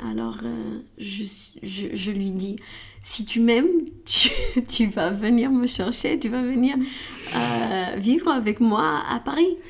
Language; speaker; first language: French; non-native, learner; Romanian